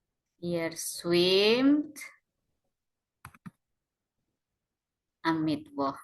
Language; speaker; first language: German; non-native, fluent; Indonesian